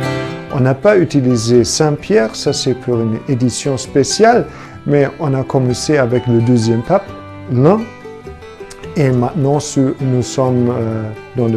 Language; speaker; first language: French; non-native, fluent; German